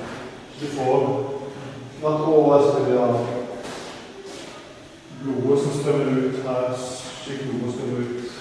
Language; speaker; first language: Norwegian; native; Norwegian